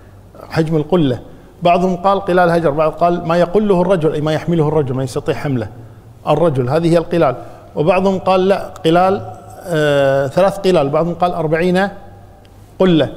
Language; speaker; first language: Arabic; native; Arabic